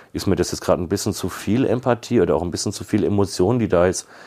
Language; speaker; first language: German; native; German